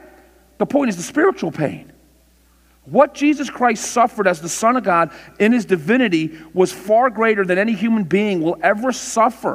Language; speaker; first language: English; native; English